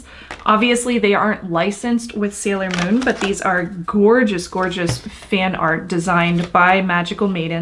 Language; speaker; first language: English; native; English